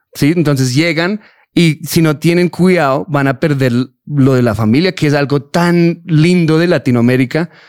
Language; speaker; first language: Spanish; early bilingual, heritage; Spanish